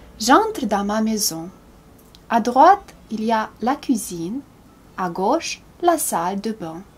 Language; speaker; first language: French; non-native, fluent; Romanian